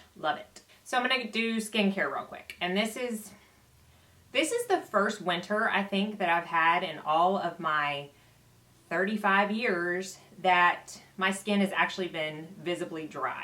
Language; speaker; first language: English; native; English